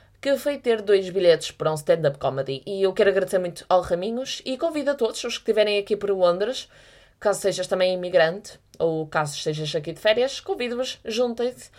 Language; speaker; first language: Portuguese; native; Portuguese